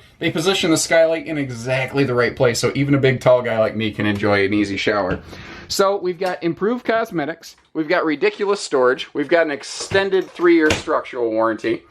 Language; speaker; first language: English; native; English